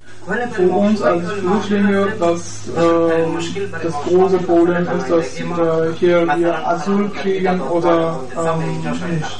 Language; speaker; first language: German; non-native, learner; Persian